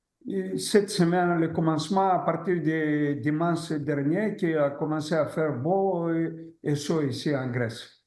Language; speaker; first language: French; non-native, fluent; Greek